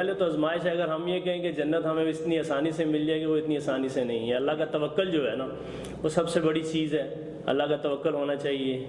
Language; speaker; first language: Urdu; non-native, local second language; Punjabi